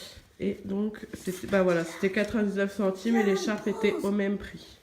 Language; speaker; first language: French; native; French